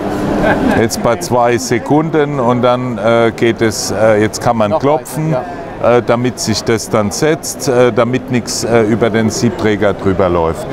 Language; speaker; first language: German; native; German